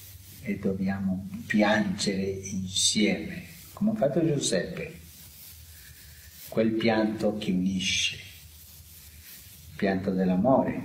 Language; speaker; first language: Italian; non-native, fluent; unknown